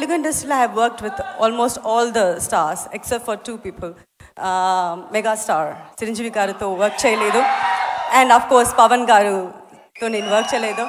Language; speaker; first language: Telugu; non-native, local second language; Tamil